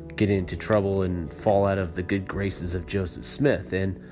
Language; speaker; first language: English; native; English